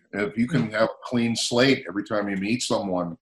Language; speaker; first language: English; native; English